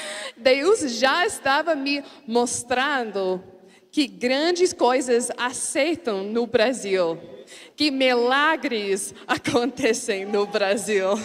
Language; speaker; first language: Portuguese; non-native, learner; English